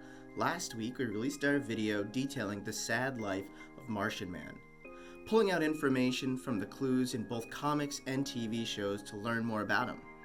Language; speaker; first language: English; native; English